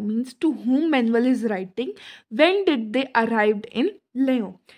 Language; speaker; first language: English; non-native, local second language; Hindi